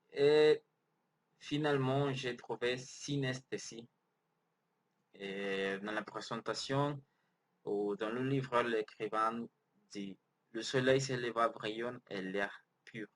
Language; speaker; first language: French; non-native, learner; Spanish